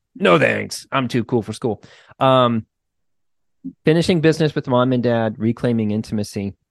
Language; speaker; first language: English; native; English